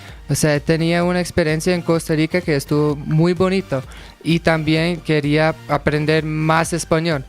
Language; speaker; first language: Spanish; non-native, fluent; English